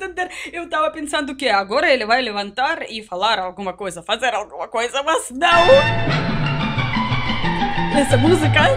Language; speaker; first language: Portuguese; non-native, learner; Russian